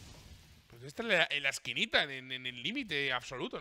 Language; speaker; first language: Spanish; native; Spanish